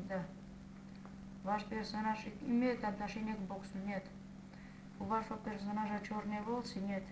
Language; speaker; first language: Russian; non-native, fluent; Armenian